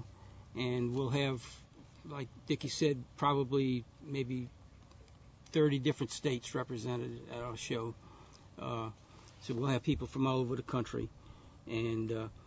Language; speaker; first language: English; native; English